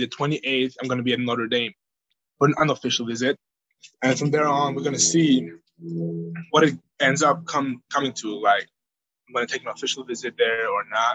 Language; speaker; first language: English; non-native, fluent; German